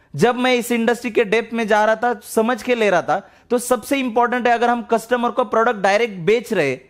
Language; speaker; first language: Hindi; non-native, local second language; Marathi